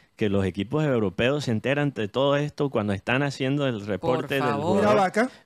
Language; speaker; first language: Spanish; early bilingual, heritage; Spanish